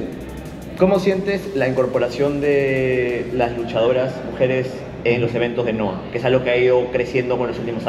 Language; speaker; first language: Spanish; native; Spanish